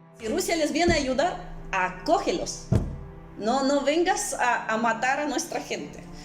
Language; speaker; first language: Spanish; early bilingual, other home language; Russian